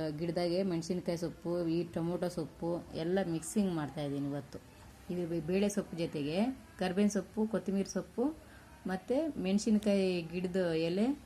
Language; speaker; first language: Kannada; non-native, local second language; Telugu